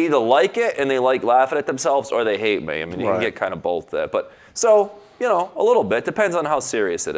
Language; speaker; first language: English; native; English